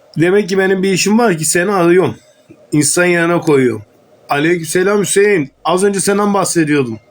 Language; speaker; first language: Turkish; native; Turkish